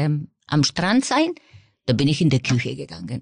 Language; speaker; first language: German; non-native, fluent; Spanish